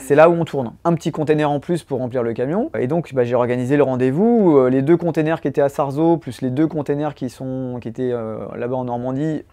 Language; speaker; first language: French; native; French